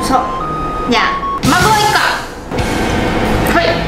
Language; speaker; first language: Japanese; non-native, learner; Chinese